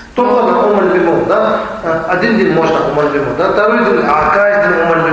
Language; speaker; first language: Russian; non-native, learner; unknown